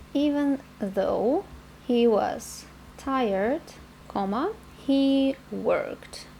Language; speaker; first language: English; non-native, fluent; Ukrainian